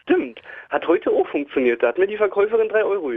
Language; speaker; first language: German; native; German